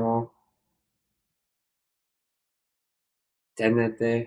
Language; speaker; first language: Italian; non-native, learner; English